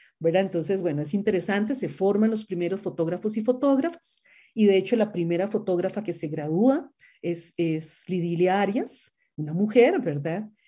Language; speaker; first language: Spanish; native; Spanish